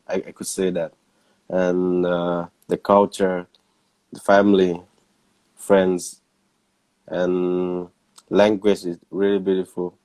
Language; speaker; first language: English; non-native, learner; Thai